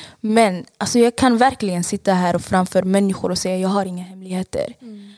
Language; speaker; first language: Swedish; non-native, fluent; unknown